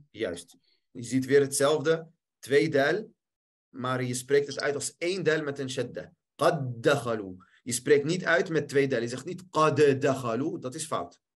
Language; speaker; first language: Dutch; early bilingual, other home language; Arabic